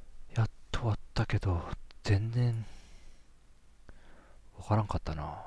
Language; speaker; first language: Japanese; native; Japanese